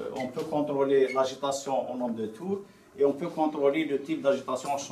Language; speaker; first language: French; non-native, local second language; Arabic